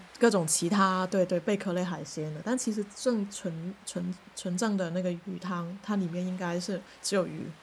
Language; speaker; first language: Chinese; non-native, local second language; Cantonese